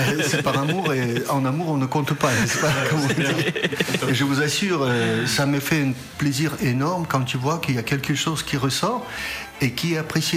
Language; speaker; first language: French; non-native, fluent; Russian